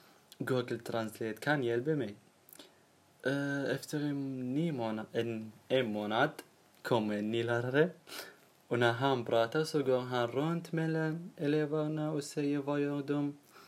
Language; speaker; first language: Swedish; non-native, learner; Arabic